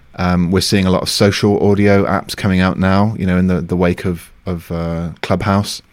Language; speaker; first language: English; native; English